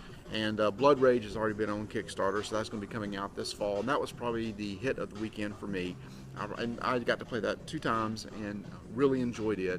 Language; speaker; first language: English; native; English